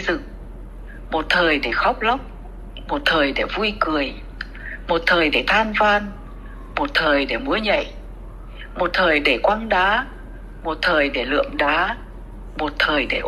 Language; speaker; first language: Vietnamese; native; Vietnamese